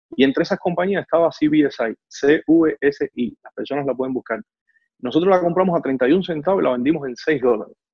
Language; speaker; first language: Spanish; native; Spanish